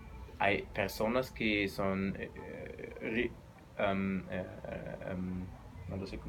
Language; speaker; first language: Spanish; non-native, learner; German